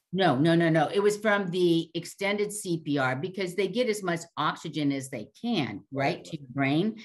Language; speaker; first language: English; native; English